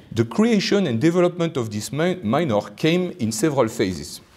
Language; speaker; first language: English; non-native, fluent; French